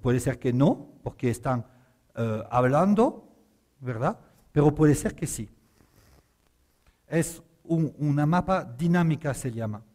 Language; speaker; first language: Spanish; non-native, fluent; French